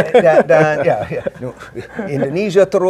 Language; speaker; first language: Indonesian; non-native, learner; English